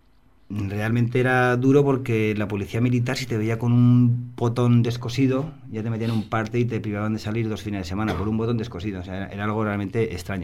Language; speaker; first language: Spanish; native; Spanish